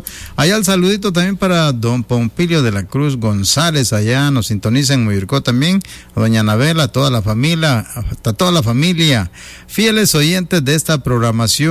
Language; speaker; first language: Spanish; native; Spanish